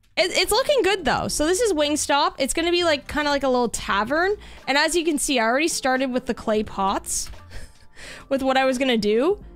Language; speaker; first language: English; native; English